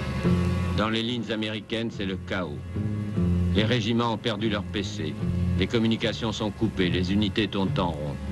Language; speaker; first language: French; native; French